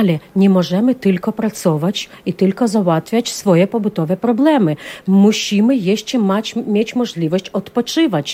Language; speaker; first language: Polish; non-native, fluent; Ukrainian